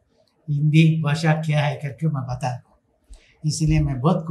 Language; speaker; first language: Hindi; early bilingual, heritage; Hindi